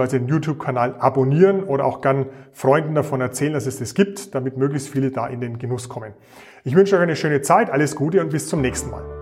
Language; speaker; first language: German; native; German